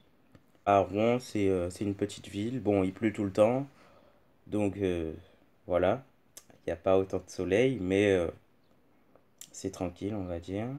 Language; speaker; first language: French; native; French